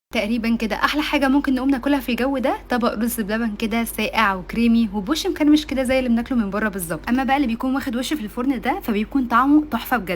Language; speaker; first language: Arabic; native; Arabic